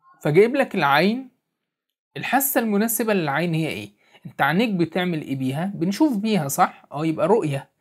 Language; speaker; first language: Arabic; native; Arabic